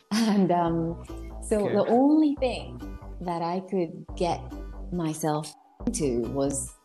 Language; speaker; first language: English; non-native, fluent; Japanese